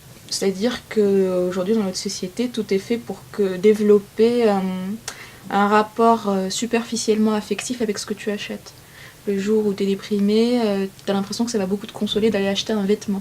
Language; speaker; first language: French; non-native, local second language; Arabic